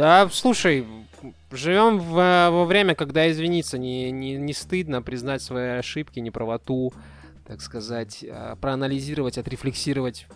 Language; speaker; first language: Russian; native; Russian